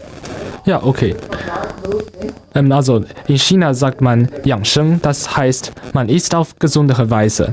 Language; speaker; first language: German; non-native, learner; Chinese